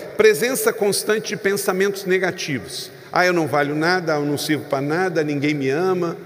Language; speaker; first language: Portuguese; native; Portuguese